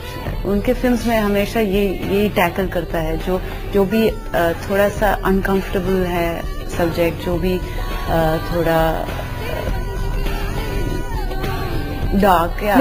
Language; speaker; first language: Hindi; non-native, local second language; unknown